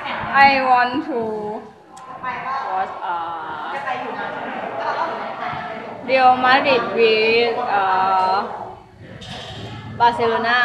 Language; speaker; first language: English; non-native, learner; Thai